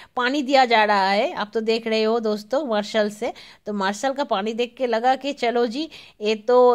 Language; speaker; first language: Hindi; non-native, local second language; Bangla